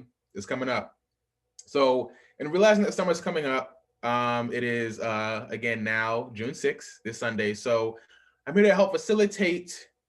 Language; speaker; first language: English; native; English